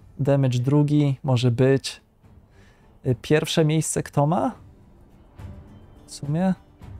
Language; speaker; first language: Polish; native; Polish